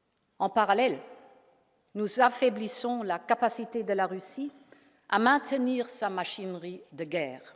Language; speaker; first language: French; non-native, fluent; German